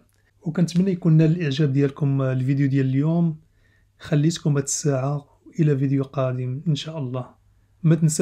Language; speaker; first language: Arabic; native; Arabic